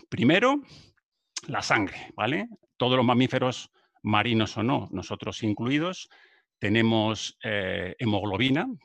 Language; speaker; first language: Spanish; native; Spanish